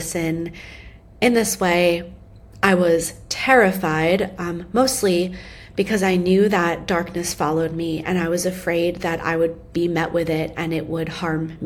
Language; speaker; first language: English; native; English